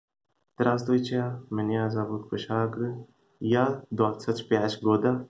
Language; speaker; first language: Russian; non-native, learner; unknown